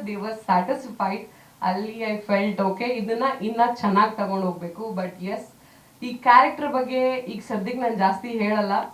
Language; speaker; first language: Kannada; native; Kannada